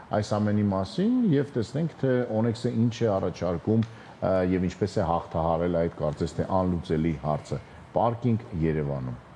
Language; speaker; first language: Armenian; native; Armenian